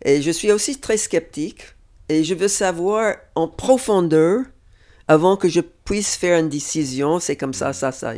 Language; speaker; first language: French; non-native, fluent; English